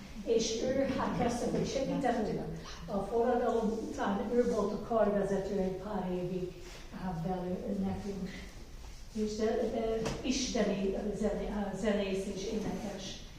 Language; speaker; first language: Hungarian; early bilingual, heritage; Hungarian